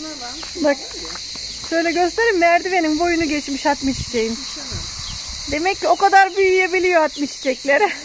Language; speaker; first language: Turkish; native; Turkish